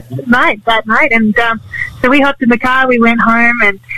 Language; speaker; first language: English; native; English